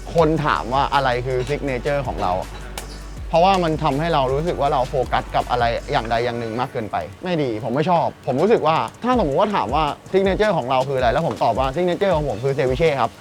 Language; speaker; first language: Thai; native; Thai